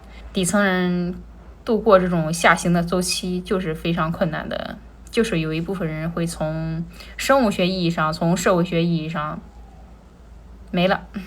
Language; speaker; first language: Chinese; native; Chinese